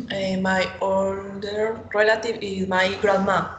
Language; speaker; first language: English; non-native, learner; Spanish